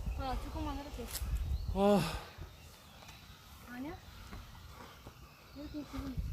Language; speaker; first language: Korean; non-native, learner; Russian